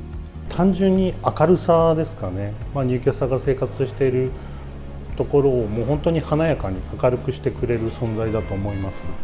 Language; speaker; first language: Japanese; native; Japanese